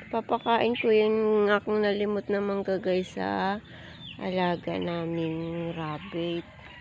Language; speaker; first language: Filipino; non-native, local second language; Cebuano